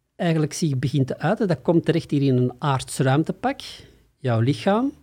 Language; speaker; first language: Dutch; native; Dutch